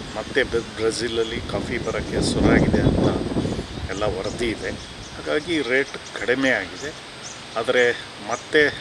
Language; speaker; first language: Kannada; non-native, local second language; Kodava